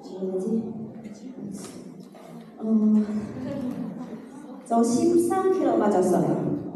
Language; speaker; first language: Korean; non-native, learner; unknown